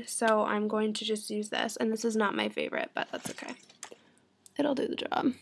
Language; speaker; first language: English; native; English